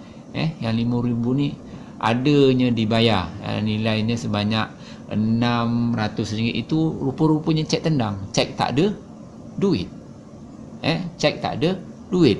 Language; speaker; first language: Malay; native; Malay